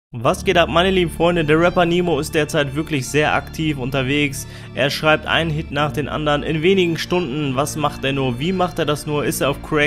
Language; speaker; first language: German; native; German